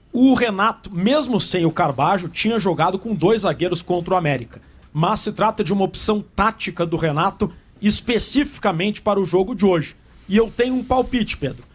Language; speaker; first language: Portuguese; native; Portuguese